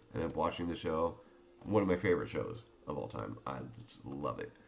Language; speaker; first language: English; native; English